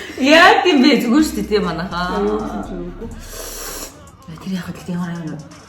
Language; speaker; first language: Mongolian; native; Mongolian